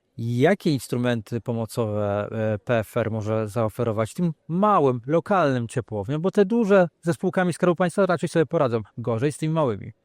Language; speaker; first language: Polish; native; Polish